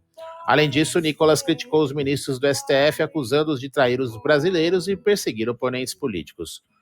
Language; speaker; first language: Portuguese; native; Portuguese